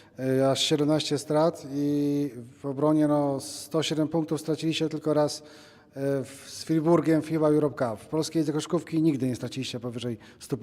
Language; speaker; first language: Polish; native; Polish